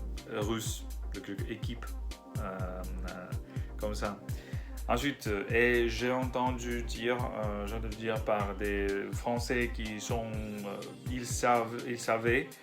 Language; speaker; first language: French; non-native, learner; Russian